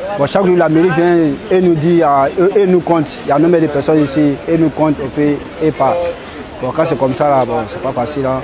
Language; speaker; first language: French; non-native, local second language; Dyula